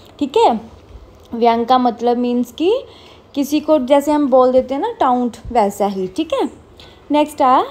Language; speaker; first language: Hindi; non-native, local second language; Punjabi